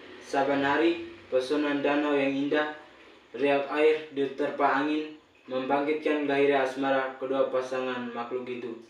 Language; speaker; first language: Indonesian; non-native, local second language; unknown